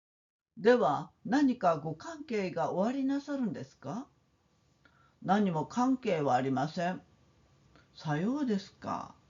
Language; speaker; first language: Japanese; non-native, fluent; Korean